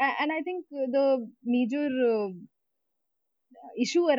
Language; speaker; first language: English; non-native, local second language; Hindi